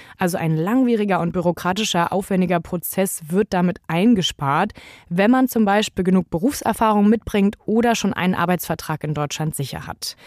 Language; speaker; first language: German; native; German